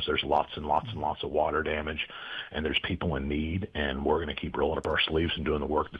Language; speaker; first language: English; native; English